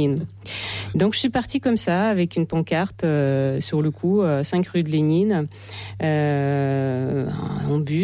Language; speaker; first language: French; non-native, fluent; Russian